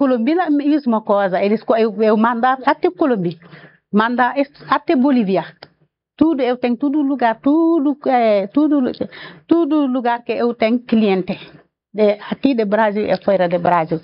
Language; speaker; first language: Portuguese; non-native, learner; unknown